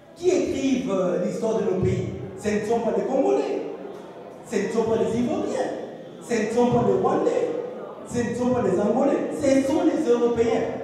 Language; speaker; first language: French; non-native, local second language; Swahili